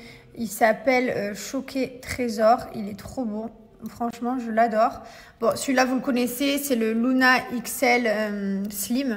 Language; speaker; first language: French; native; French